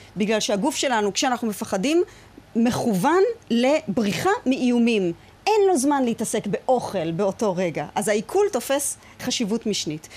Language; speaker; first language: Hebrew; native; Hebrew